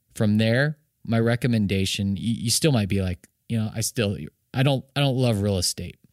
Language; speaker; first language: English; native; English